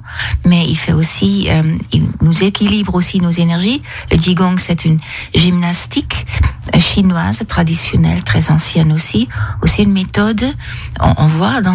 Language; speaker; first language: French; non-native, fluent; Dutch